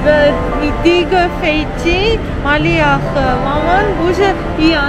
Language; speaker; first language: Chinese; non-native, learner; Armenian